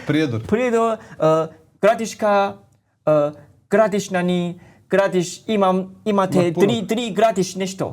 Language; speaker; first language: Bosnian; non-native, learner; Chinese